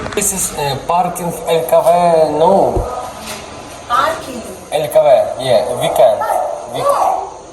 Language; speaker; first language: English; non-native, learner; Ukrainian